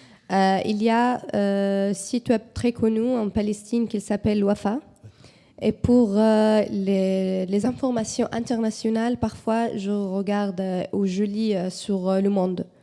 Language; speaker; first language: French; non-native, learner; Arabic